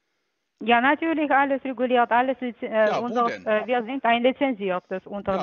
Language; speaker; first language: German; non-native, fluent; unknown